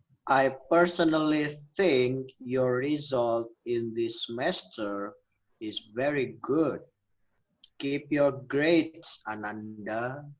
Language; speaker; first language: English; non-native, learner; Indonesian